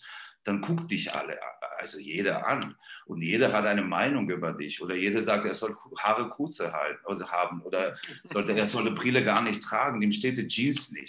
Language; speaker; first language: German; non-native, fluent; Georgian